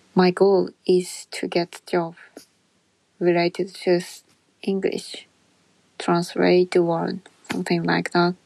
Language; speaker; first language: English; non-native, learner; Japanese